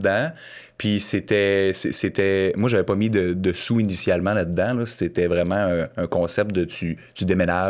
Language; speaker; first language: French; native; French